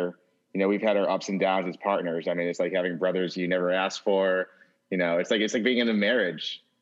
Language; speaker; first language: English; native; English